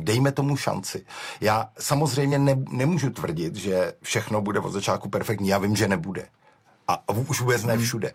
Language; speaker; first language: Czech; non-native, fluent; Georgian